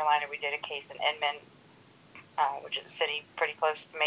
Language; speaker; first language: English; native; English